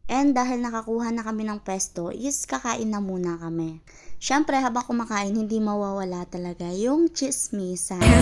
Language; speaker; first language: Filipino; non-native, local second language; Bikol